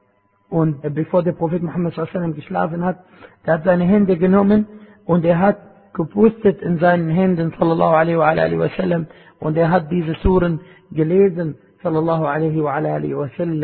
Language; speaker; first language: German; non-native, fluent; Arabic